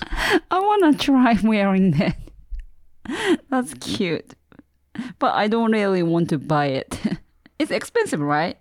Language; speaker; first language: English; non-native, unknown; Japanese